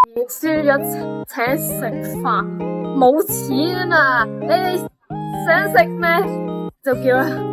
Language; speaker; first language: Cantonese; native; Cantonese